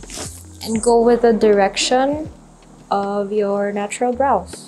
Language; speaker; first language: English; non-native, local second language; Filipino